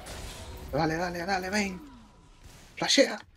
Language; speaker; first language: Spanish; native; Spanish